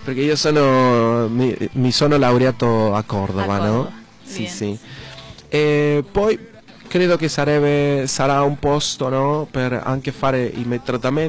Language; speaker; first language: Italian; non-native, learner; Spanish